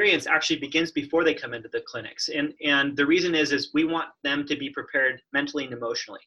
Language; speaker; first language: English; native; English